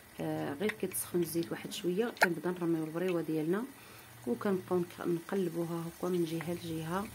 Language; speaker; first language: Arabic; native; Arabic